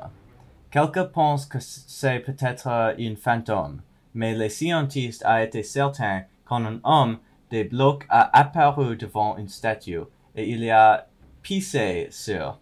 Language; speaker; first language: French; non-native, learner; English